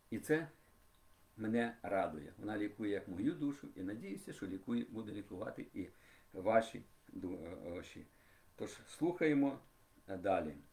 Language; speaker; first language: Ukrainian; native; Ukrainian